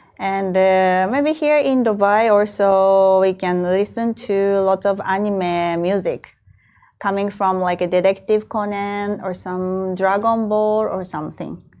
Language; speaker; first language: English; non-native, fluent; Japanese